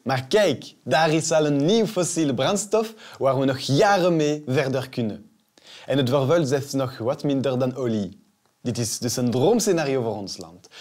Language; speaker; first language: Dutch; non-native, local second language; French